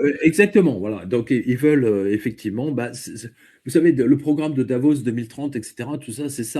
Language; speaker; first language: French; native; French